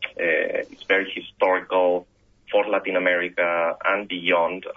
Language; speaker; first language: English; non-native, fluent; Spanish